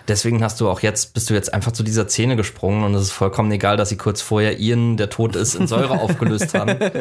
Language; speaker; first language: German; native; German